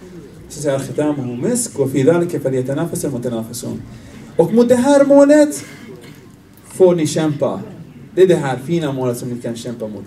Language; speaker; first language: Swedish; non-native, fluent; Arabic